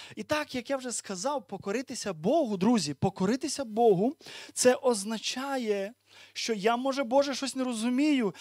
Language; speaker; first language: Ukrainian; native; Ukrainian